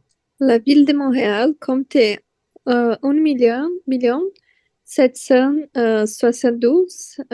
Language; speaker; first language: French; non-native, learner; Portuguese